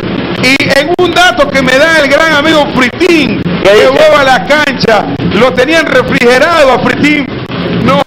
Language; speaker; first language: Spanish; native; Spanish